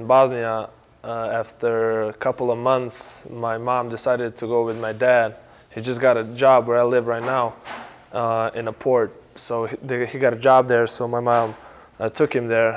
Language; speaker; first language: English; non-native, fluent; Slovenian